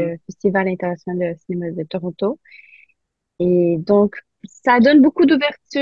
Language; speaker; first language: French; non-native, local second language; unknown